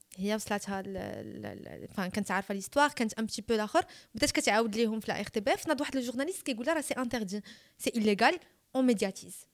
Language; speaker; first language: French; non-native, local second language; Arabic